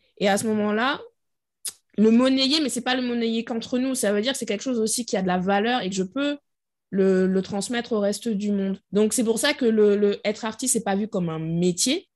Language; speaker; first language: French; native; French